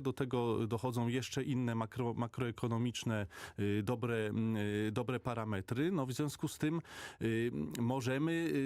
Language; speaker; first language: Polish; native; Polish